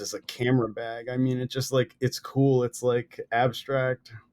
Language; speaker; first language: English; native; English